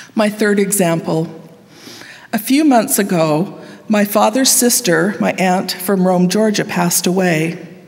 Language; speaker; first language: English; native; English